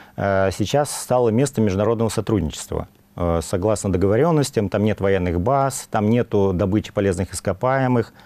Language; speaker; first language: Russian; native; Russian